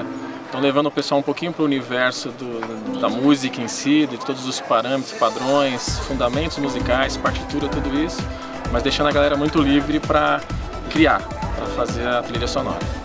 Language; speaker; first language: Portuguese; native; Portuguese